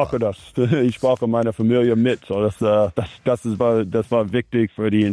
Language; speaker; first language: German; non-native, learner; English